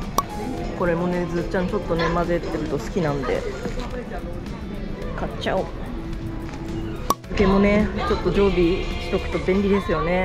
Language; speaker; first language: Japanese; native; Japanese